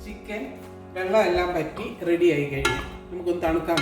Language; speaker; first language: Malayalam; native; Malayalam